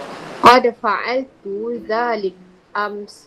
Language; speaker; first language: Arabic; non-native, learner; Malay